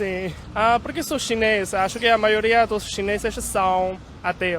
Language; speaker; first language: Portuguese; non-native, learner; Chinese